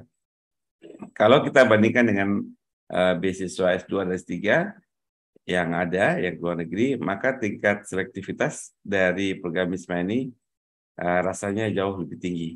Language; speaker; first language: Indonesian; native; Indonesian